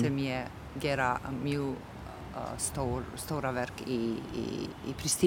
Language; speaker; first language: Icelandic; non-native, learner; Albanian